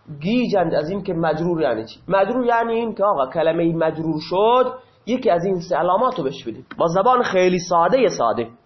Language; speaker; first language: Persian; non-native, local second language; Baluchi